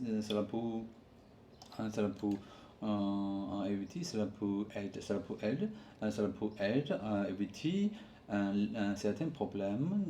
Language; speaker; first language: French; non-native, learner; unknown